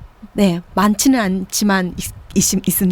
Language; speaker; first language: Korean; early bilingual, heritage; Korean